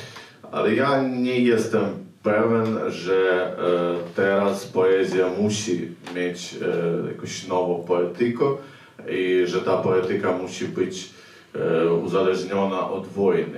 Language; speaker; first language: Polish; non-native, fluent; Ukrainian